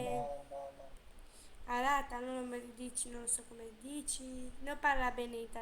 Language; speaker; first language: Italian; non-native, learner; Romanian